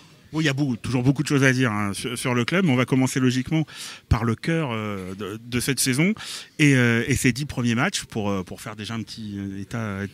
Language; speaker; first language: French; native; French